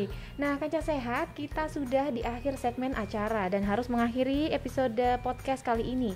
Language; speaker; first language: Indonesian; native; Indonesian